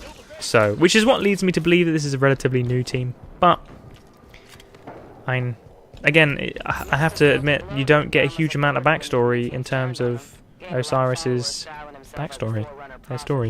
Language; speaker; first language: English; native; English